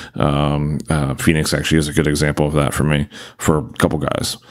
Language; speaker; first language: English; native; English